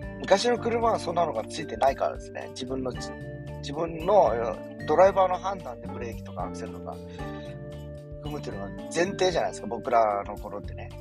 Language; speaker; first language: Japanese; native; Japanese